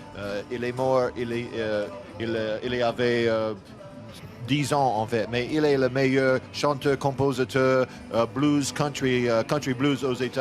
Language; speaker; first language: French; non-native, learner; English